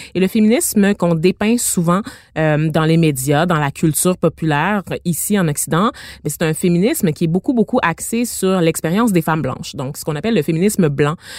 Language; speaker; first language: French; native; French